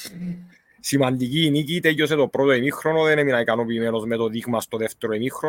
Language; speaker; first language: Greek; native; Greek